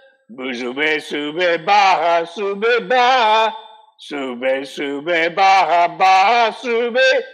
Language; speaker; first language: Spanish; non-native, learner; English